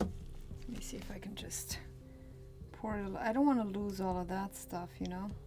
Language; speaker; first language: English; non-native, fluent; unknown